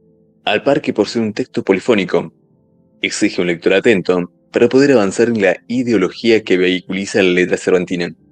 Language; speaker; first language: Spanish; native; Spanish